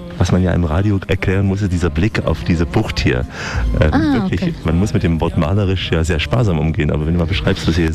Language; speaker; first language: German; native; German